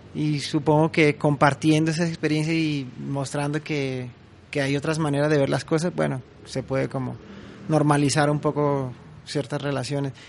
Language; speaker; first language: Spanish; early bilingual, heritage; French